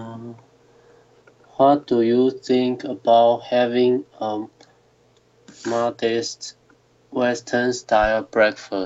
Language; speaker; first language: English; non-native, learner; Chinese